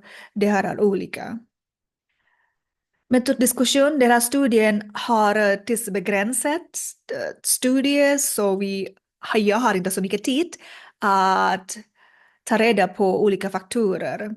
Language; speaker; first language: Swedish; non-native, learner; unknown